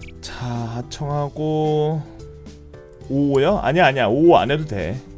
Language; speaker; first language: Korean; native; Korean